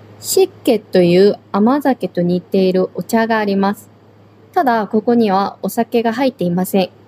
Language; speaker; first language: Japanese; non-native, fluent; Korean